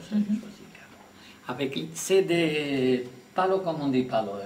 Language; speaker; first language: French; non-native, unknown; Spanish